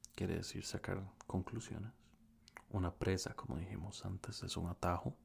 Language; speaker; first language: Spanish; native; Spanish